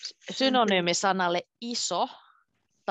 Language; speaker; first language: Finnish; native; Finnish